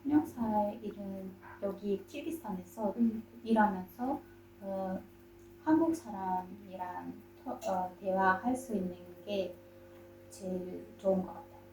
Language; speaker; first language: Korean; non-native, fluent; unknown